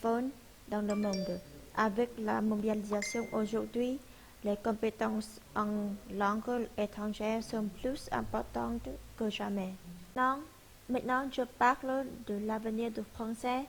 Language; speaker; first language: French; non-native, learner; Vietnamese